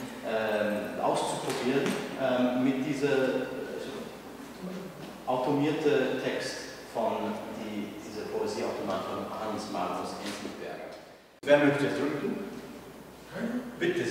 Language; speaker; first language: German; non-native, fluent; English